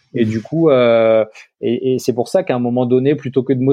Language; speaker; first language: French; native; French